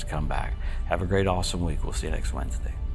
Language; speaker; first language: English; native; English